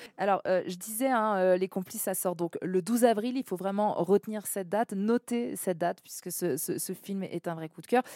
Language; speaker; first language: French; native; French